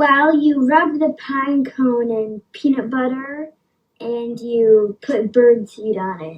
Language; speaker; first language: English; native; English